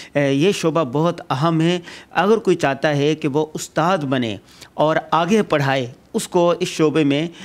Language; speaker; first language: Urdu; native; Urdu